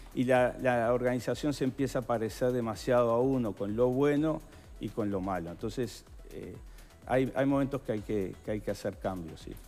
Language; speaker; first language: Spanish; native; Spanish